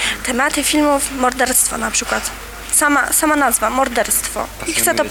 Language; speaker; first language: Polish; native; Polish